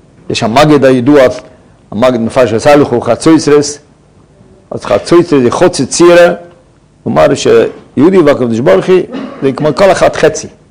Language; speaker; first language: Hebrew; non-native, fluent; Yiddish